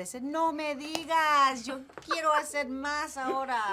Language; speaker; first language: Spanish; early bilingual, heritage; English